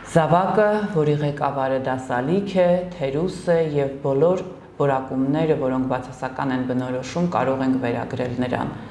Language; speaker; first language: Armenian; native; Armenian